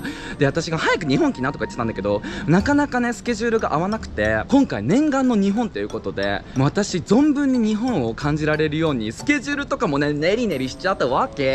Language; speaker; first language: Japanese; non-native, fluent; Korean